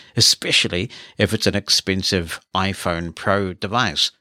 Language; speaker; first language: English; native; English